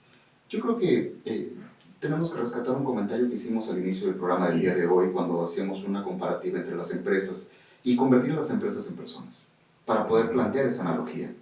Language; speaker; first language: Spanish; native; Spanish